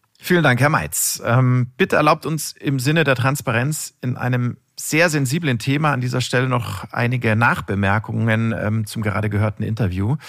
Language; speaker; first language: German; native; German